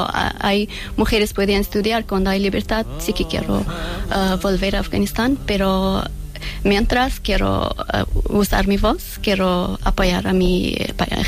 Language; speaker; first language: Spanish; non-native, learner; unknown